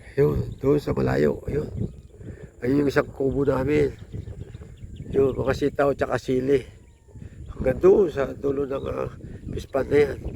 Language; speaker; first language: Filipino; non-native, local second language; Pampanga